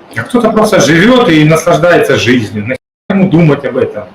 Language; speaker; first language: Russian; native; Russian